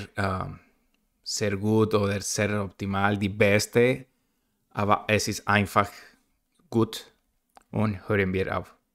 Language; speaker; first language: German; non-native, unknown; Spanish